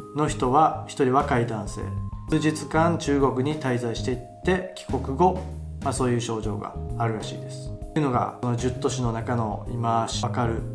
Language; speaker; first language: Japanese; native; Japanese